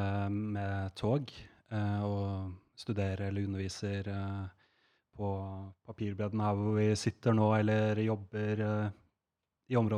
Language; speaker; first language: Norwegian; native; Norwegian